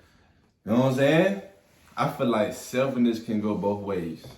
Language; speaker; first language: English; native; English